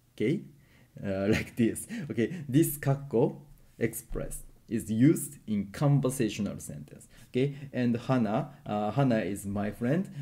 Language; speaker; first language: English; non-native, learner; Japanese